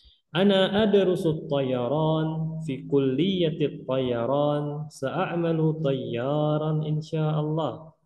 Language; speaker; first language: Arabic; non-native, fluent; Indonesian